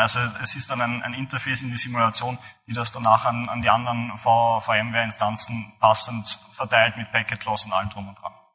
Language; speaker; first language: German; native; German